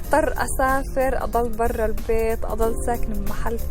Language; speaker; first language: Arabic; native; Arabic